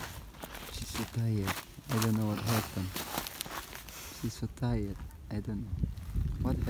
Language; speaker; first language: English; non-native, learner; Indonesian